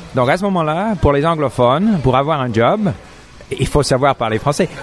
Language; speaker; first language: French; non-native, fluent; English